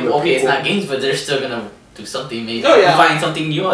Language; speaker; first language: English; native; English